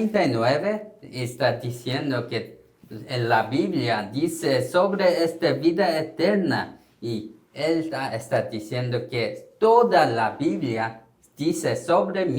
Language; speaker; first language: Spanish; non-native, learner; Korean